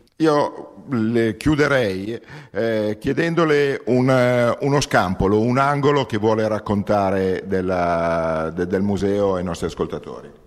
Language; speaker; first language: Italian; native; Italian